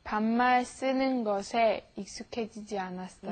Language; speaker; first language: Korean; non-native, learner; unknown